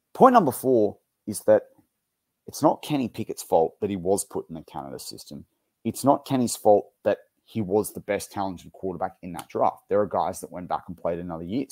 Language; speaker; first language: English; native; English